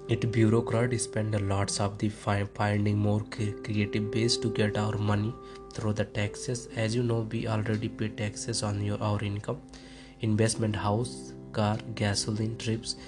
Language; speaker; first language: English; non-native, local second language; Hindi